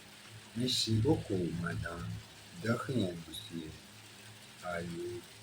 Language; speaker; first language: French; non-native, learner; Portuguese